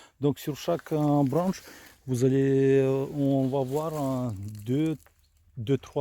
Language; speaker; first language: French; non-native, learner; Russian